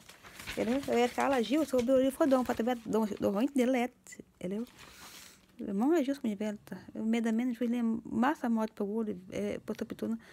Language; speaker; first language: Swedish; non-native, learner; Portuguese